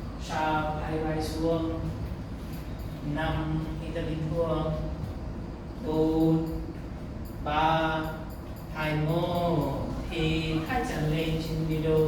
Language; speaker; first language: Vietnamese; non-native, learner; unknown